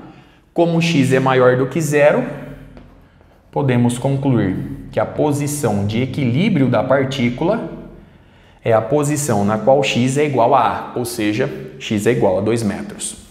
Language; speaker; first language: Portuguese; native; Portuguese